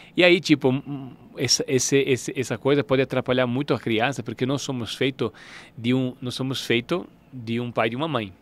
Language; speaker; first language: Portuguese; non-native, fluent; Italian